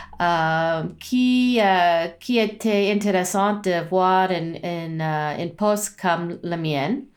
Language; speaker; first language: French; non-native, learner; English